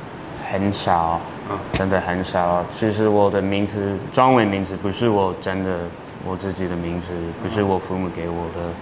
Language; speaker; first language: Chinese; early bilingual, heritage; English